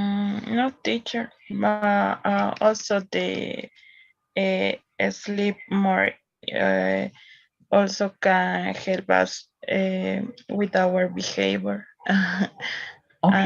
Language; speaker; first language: English; non-native, learner; Spanish